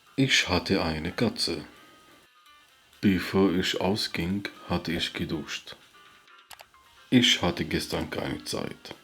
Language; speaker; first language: German; non-native, fluent; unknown